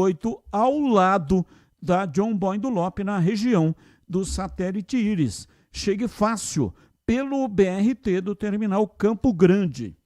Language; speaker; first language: Portuguese; native; Portuguese